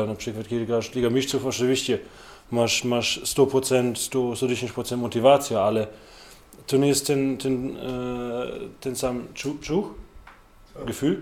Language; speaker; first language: Polish; non-native, learner; German